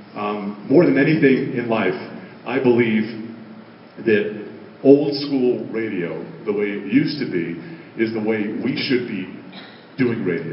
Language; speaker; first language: English; native; English